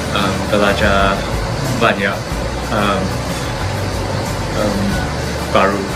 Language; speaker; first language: Indonesian; non-native, learner; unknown